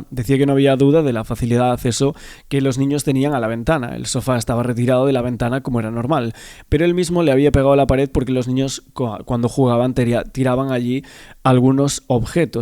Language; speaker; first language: Spanish; native; Spanish